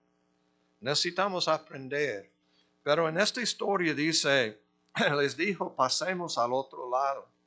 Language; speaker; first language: Spanish; non-native, fluent; English